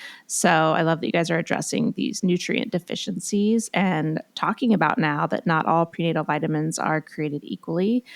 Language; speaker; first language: English; native; English